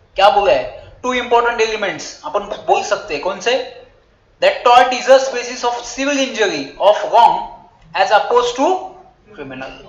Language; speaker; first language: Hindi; non-native, local second language; Marathi